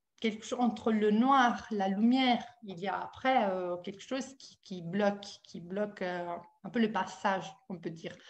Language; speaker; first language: French; non-native, fluent; Italian